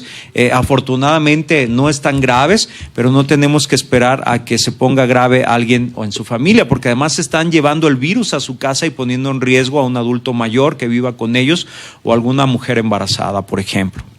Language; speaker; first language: Spanish; native; Spanish